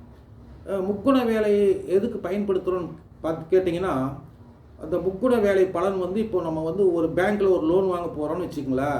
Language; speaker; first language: Tamil; native; Tamil